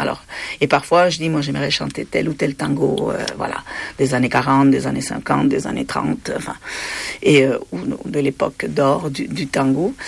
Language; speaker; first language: French; non-native, fluent; Spanish